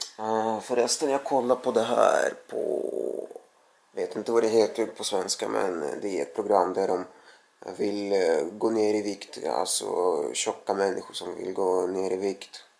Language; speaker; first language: Swedish; non-native, fluent; Russian